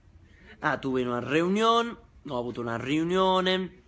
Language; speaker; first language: Spanish; non-native, fluent; Italian